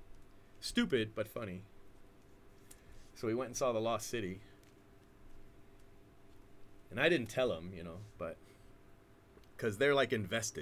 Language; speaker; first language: English; native; English